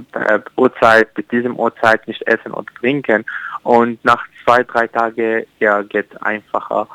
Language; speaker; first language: German; non-native, learner; Arabic